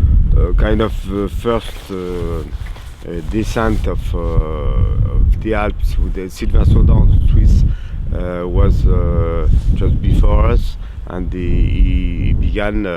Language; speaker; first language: English; non-native, learner; French